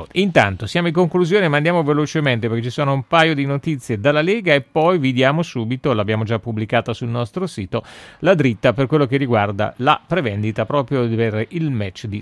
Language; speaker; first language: Italian; native; Italian